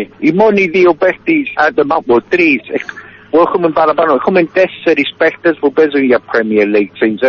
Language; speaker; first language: Greek; early bilingual, heritage; Greek